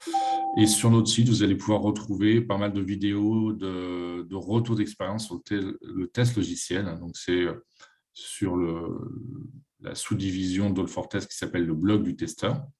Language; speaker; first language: French; native; French